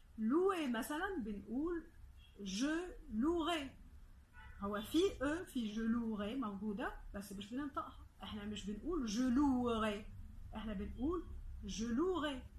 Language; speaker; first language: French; non-native, fluent; Arabic